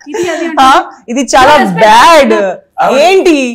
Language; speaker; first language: Telugu; non-native, learner; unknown